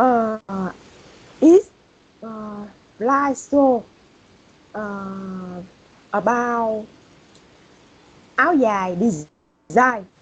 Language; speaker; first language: English; non-native, learner; Vietnamese